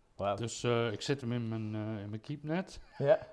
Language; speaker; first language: Dutch; non-native, fluent; English